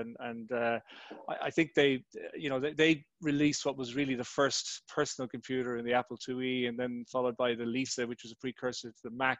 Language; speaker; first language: English; native; English